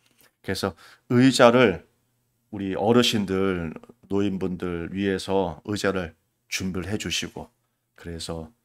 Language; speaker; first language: Korean; native; Korean